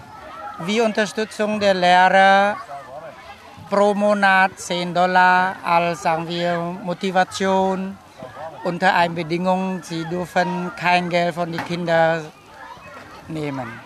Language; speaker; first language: German; non-native, fluent; Khmer